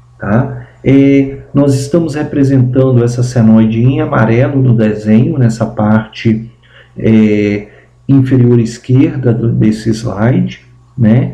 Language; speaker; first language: Portuguese; native; Portuguese